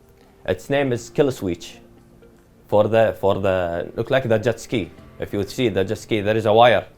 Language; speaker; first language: English; non-native, learner; Arabic